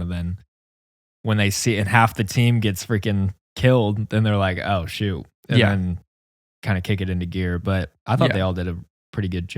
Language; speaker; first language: English; native; English